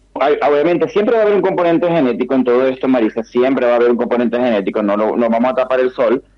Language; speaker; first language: Spanish; native; Spanish